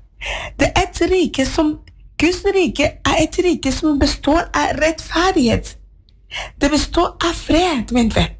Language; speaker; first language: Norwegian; non-native, fluent; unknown